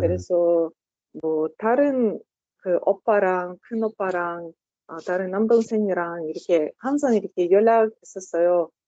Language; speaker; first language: Korean; non-native, learner; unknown